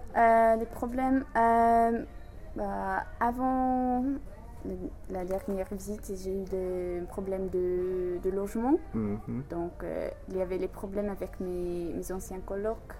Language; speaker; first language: French; non-native, fluent; English